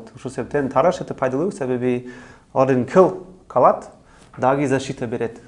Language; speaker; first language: Kyrgyz; non-native, learner; English